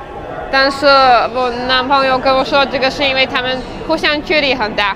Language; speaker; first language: Chinese; non-native, fluent; Czech